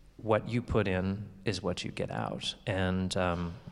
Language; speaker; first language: English; native; English